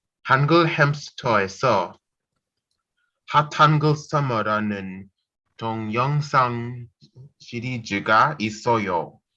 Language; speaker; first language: Korean; non-native, learner; English